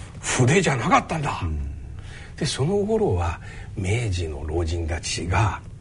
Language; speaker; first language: Japanese; non-native, fluent; Chinese